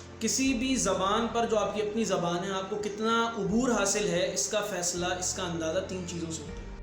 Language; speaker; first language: Urdu; native; Urdu